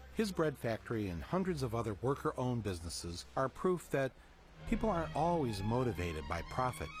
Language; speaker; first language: English; native; English